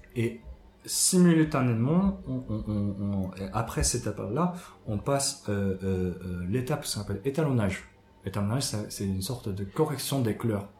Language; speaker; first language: French; non-native, fluent; Japanese